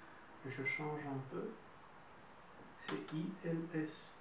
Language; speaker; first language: French; non-native, fluent; Russian